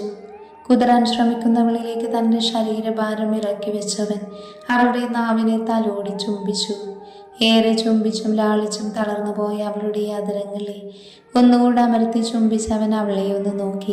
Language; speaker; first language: Malayalam; native; Malayalam